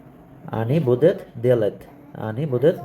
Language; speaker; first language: Russian; non-native, learner; Bangla